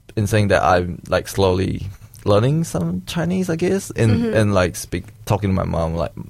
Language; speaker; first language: English; early bilingual, other home language; Chinese